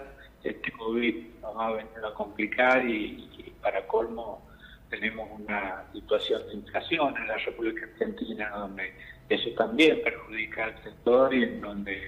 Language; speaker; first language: Spanish; native; Spanish